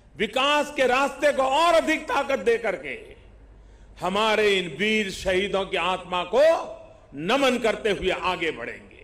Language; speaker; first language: Hindi; non-native, local second language; Gujarati